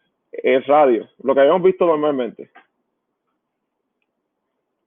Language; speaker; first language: Spanish; native; Spanish